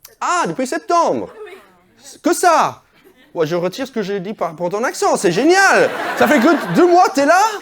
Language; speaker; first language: French; non-native, fluent; English